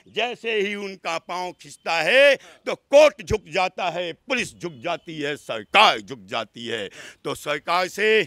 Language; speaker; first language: Hindi; native; Hindi